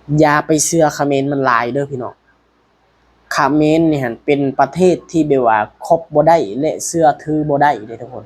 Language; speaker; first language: Thai; non-native, local second language; Lao